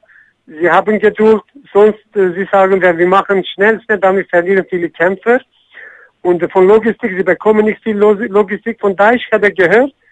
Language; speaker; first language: German; non-native, learner; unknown